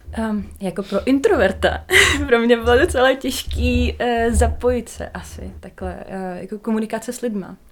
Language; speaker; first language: Czech; non-native, fluent; Russian